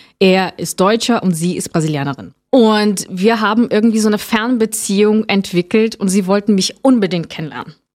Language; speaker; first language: German; non-native, fluent; Portuguese